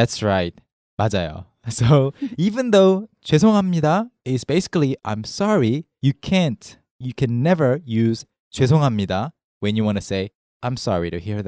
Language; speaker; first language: English; non-native, fluent; Korean